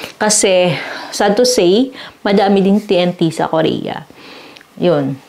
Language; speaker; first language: Filipino; native; Filipino